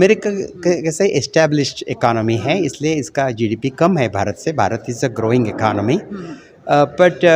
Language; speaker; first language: Hindi; non-native, local second language; Marathi